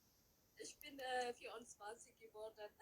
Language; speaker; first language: German; early bilingual, other home language; Tigrinya